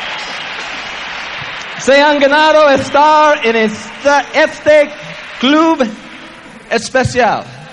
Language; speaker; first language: Spanish; non-native, learner; English